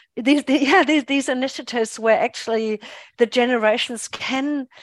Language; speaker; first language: English; non-native, fluent; German